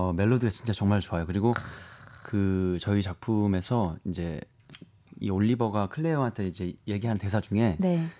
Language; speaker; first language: Korean; native; Korean